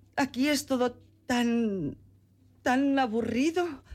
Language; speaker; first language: Spanish; non-native, local second language; Catalan